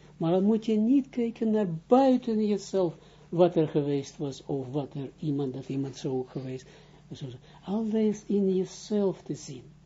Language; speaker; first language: Dutch; non-native, fluent; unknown